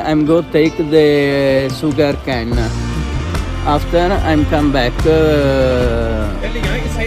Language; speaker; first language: English; non-native, learner; Italian